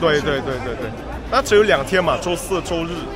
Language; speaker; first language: Chinese; non-native, fluent; Indonesian